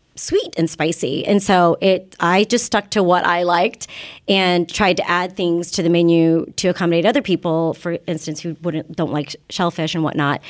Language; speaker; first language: English; native; English